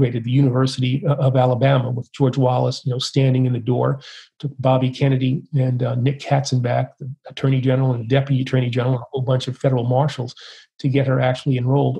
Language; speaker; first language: English; native; English